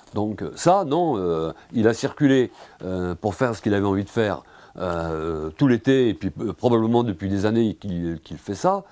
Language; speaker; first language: French; native; French